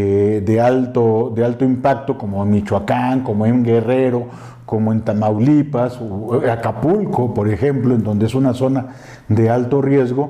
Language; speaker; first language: Spanish; native; Spanish